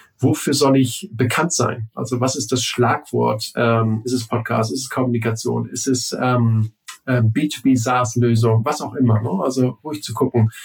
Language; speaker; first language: German; native; German